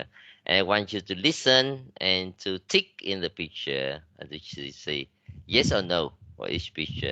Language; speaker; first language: English; non-native, fluent; Vietnamese